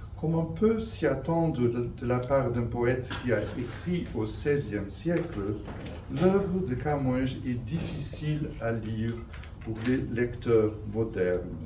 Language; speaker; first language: French; non-native, fluent; Portuguese